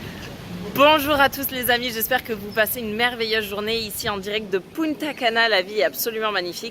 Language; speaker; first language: French; native; French